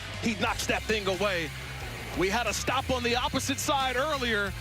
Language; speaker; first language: English; native; English